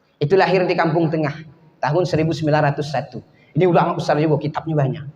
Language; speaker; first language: Malay; native; Malay